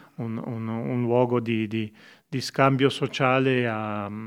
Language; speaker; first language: Italian; native; Italian